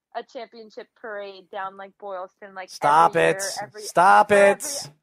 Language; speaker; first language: English; native; English